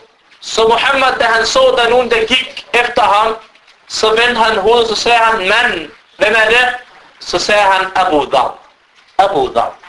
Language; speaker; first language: Danish; non-native, fluent; Arabic